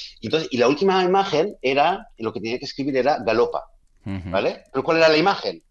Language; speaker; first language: Spanish; native; Spanish